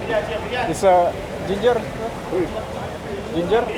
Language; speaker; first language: English; non-native, learner; Indonesian